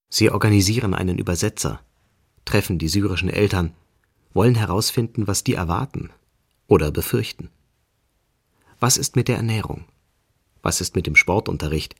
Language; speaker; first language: German; native; German